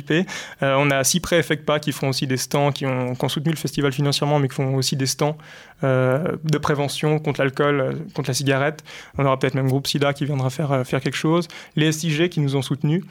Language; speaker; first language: French; native; French